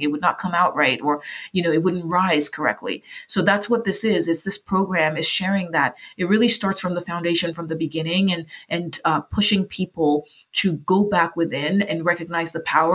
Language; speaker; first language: English; non-native, local second language; Yoruba